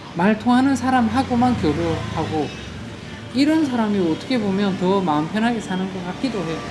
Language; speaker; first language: Korean; native; Korean